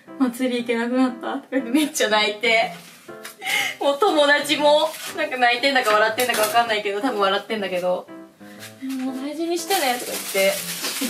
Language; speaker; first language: Japanese; native; Japanese